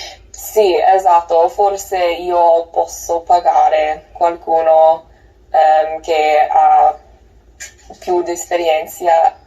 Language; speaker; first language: Italian; non-native, learner; English